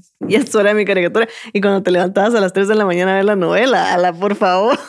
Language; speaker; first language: Spanish; native; Spanish